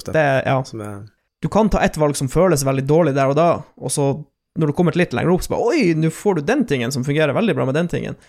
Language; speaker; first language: Norwegian; native; Norwegian